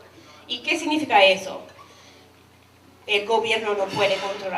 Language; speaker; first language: Spanish; non-native, fluent; English